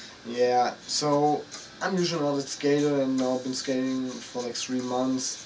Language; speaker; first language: English; non-native, fluent; German